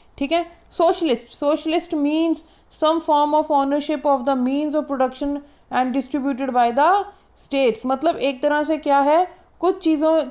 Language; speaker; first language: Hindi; non-native, local second language; Punjabi